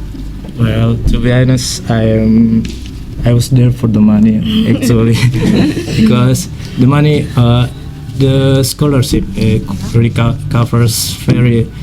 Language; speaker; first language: English; non-native, fluent; Indonesian